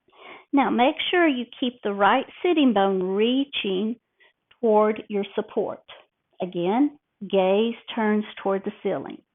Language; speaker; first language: English; native; English